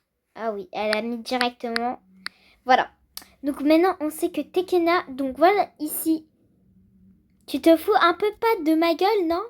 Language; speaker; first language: French; native; French